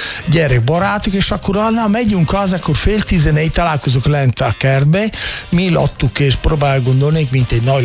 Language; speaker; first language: Hungarian; non-native, fluent; Italian